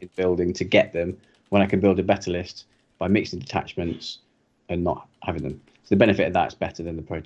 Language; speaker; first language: English; native; English